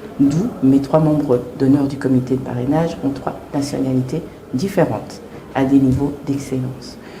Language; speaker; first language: French; early bilingual, other home language; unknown